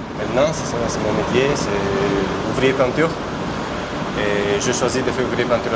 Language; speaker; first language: French; non-native, fluent; Romanian